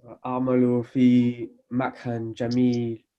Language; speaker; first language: Arabic; non-native, learner; French